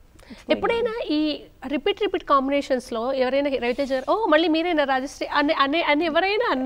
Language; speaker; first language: Telugu; native; Telugu